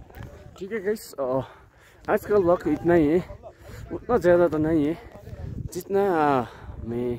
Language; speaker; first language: Hindi; non-native, local second language; Nepali